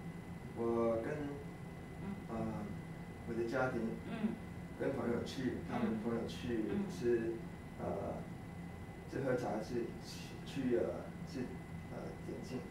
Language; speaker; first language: Chinese; early bilingual, heritage; Cantonese